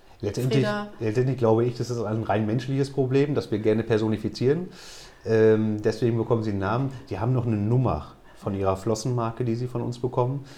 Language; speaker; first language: German; native; German